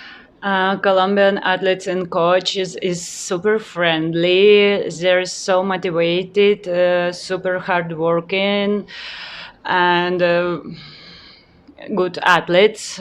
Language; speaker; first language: English; non-native, learner; Ukrainian